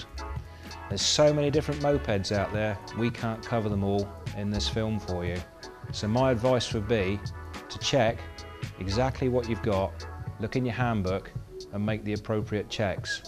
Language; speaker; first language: English; native; English